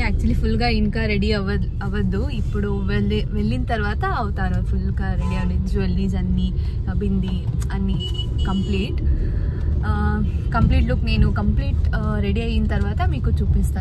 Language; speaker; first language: Telugu; non-native, local second language; Kannada